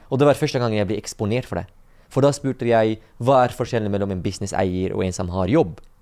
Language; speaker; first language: Norwegian; non-native, fluent; Arabic